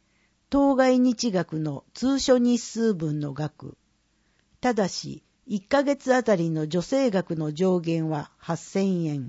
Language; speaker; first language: Japanese; native; Japanese